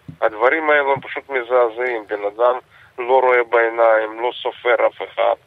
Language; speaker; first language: Hebrew; non-native, fluent; Russian